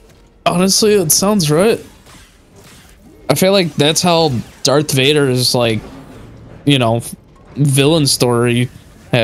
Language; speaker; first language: English; native; English